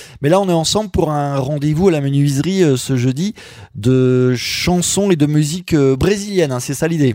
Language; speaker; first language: French; native; French